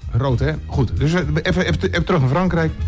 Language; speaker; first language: Dutch; native; Dutch